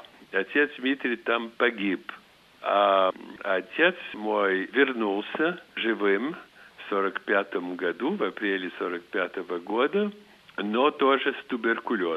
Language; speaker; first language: Russian; early bilingual, heritage; Russian